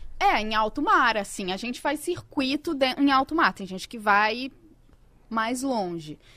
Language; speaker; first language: Portuguese; native; Portuguese